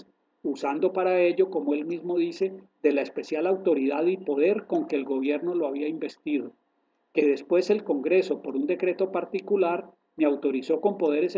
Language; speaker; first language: Spanish; native; Spanish